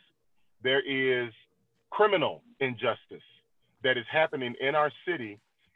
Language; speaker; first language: English; native; English